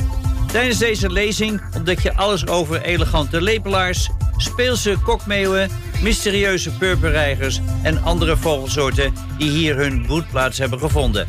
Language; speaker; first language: Dutch; native; Dutch